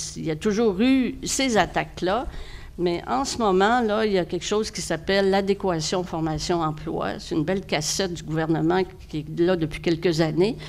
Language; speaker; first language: French; native; French